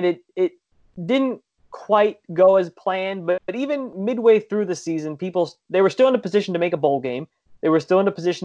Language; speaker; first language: English; native; English